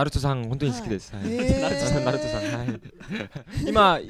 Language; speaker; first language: Japanese; non-native, learner; Korean